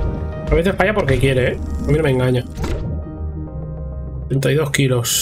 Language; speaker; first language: Spanish; native; Spanish